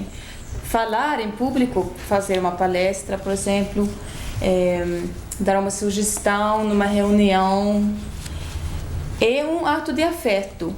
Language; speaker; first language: Portuguese; non-native, fluent; Swedish